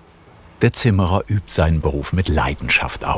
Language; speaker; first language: German; native; German